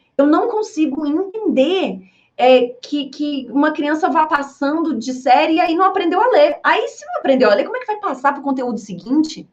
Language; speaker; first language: Portuguese; early bilingual, heritage; Portuguese